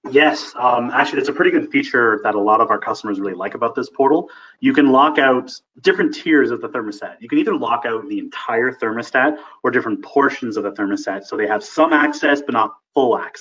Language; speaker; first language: English; native; English